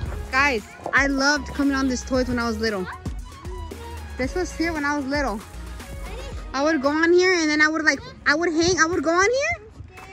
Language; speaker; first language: English; early bilingual, other home language; Spanish